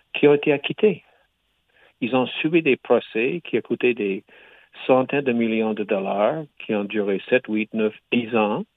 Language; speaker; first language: French; native; French